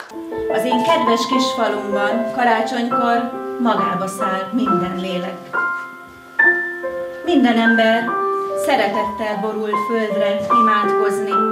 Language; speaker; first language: Hungarian; native; Hungarian